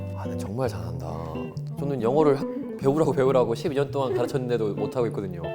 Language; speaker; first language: Korean; native; Korean